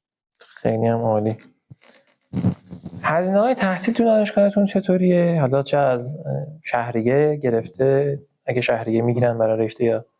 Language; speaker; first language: Persian; native; Persian